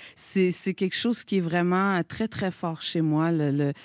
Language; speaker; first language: French; native; French